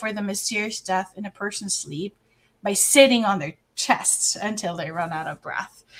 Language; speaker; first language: English; non-native, local second language; Filipino